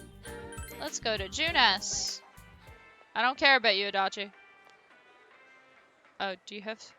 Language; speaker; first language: English; native; English